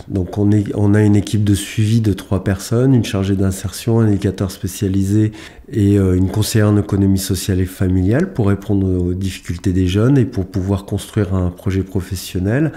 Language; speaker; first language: French; native; French